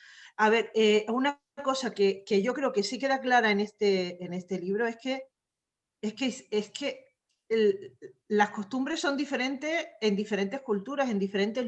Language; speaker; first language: Spanish; native; Spanish